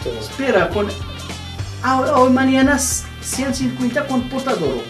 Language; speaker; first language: Spanish; non-native, learner; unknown